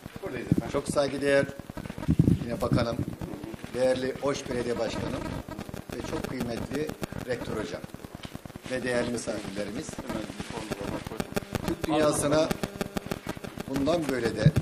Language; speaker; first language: Turkish; native; Turkish